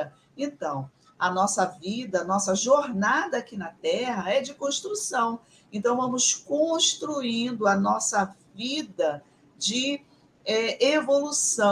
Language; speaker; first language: Portuguese; native; Portuguese